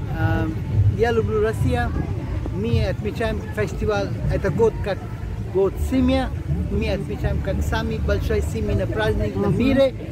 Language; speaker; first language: Russian; non-native, learner; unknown